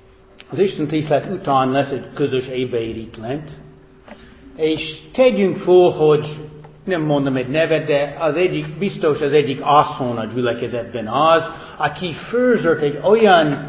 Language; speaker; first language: Hungarian; non-native, fluent; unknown